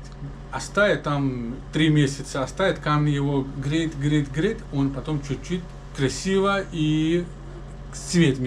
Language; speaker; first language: Russian; non-native, learner; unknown